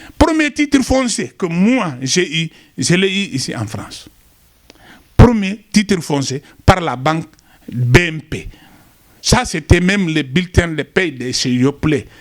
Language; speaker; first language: French; non-native, local second language; Wolof